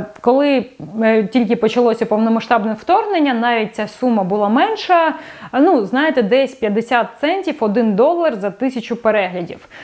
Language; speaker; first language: Ukrainian; non-native, local second language; Russian